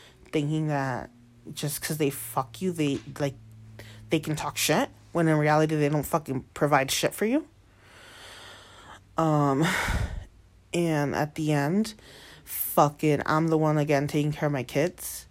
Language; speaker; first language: English; early bilingual, other home language; Spanish